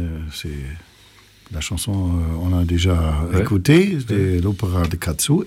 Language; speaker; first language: French; non-native, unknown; German